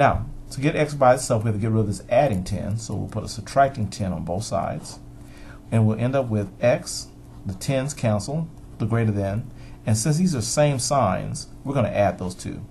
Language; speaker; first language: English; native; English